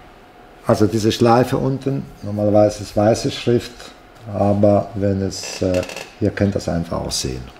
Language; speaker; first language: German; non-native, fluent; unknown